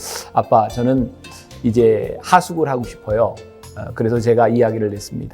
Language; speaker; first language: Korean; native; Korean